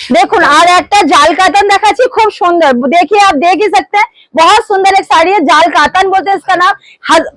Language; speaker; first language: Hindi; non-native, local second language; Bangla